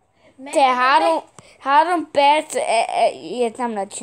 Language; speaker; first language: Hungarian; early bilingual, heritage; Hungarian